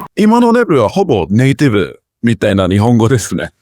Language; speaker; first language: Japanese; non-native, learner; English